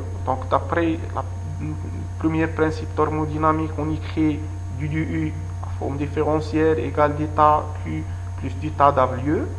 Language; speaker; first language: French; non-native, local second language; Arabic